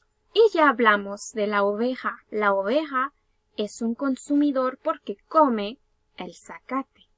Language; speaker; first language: Spanish; early bilingual, heritage; Spanish